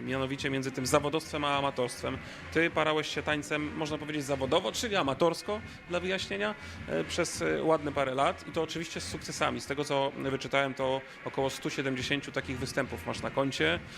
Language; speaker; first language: Polish; native; Polish